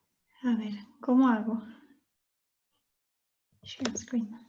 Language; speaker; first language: Spanish; non-native, fluent; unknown